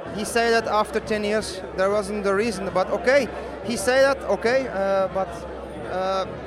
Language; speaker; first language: English; non-native, fluent; Dutch